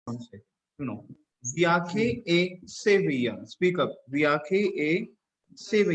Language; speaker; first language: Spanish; non-native, fluent; Hindi